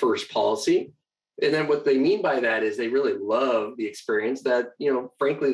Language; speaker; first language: English; native; English